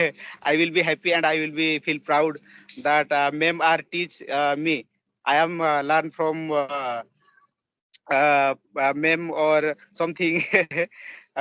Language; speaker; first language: English; non-native, learner; Odia